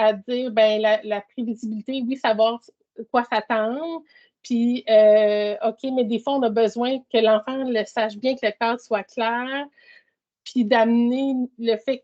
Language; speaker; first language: French; native; French